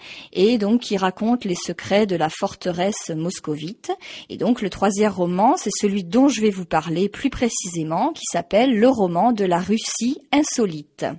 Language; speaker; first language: French; native; French